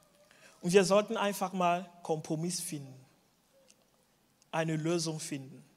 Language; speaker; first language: German; non-native, fluent; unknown